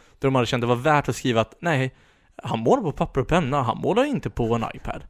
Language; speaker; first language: Swedish; native; Swedish